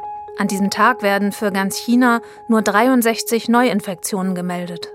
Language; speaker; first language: German; native; German